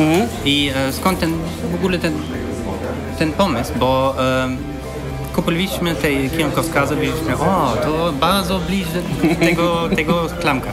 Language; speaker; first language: Polish; non-native, learner; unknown